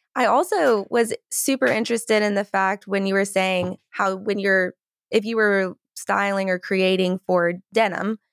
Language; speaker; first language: English; native; English